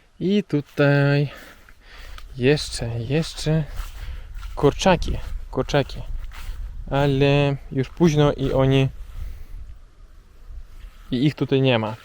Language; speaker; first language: Polish; non-native, learner; Russian